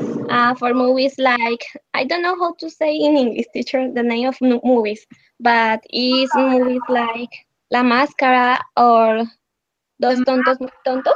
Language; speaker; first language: English; non-native, learner; Spanish